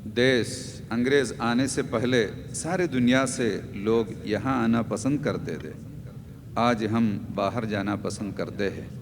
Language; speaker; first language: Hindi; non-native, local second language; Malayalam